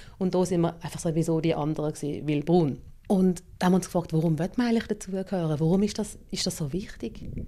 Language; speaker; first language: German; early bilingual, other home language; Malayalam